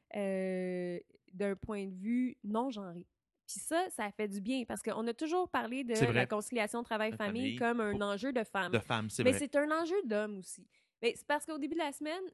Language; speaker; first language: French; native; French